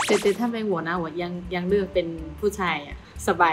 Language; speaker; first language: Thai; non-native, fluent; Chinese